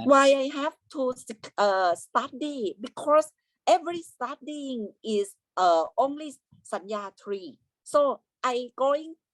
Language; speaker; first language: English; non-native, learner; Thai